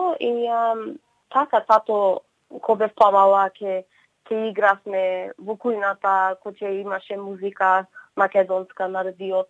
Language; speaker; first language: Macedonian; early bilingual, heritage; Macedonian